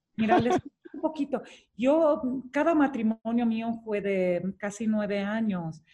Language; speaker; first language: Spanish; non-native, fluent; Romanian